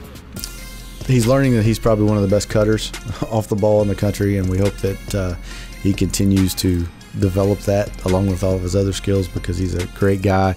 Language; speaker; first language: English; native; English